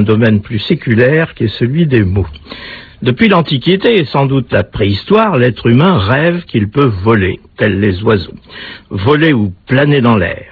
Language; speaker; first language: French; native; French